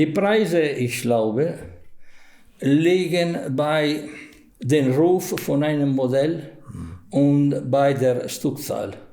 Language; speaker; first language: German; non-native, fluent; Italian